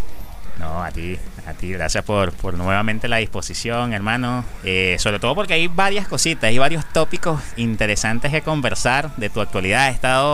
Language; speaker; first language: Spanish; native; Spanish